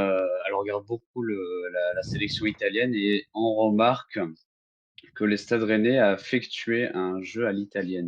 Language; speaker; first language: French; native; French